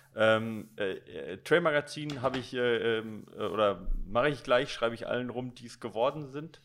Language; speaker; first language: German; native; German